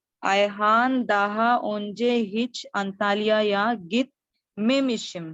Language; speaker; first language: Turkish; non-native, learner; Urdu